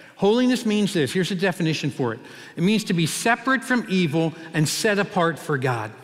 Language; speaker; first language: English; native; English